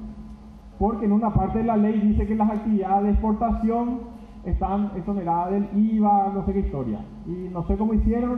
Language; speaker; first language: Spanish; native; Spanish